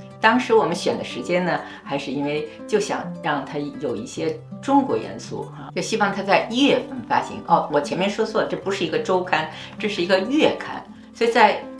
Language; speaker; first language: Chinese; native; Chinese